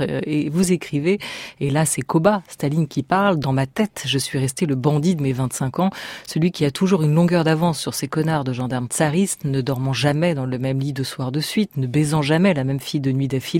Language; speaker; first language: French; native; French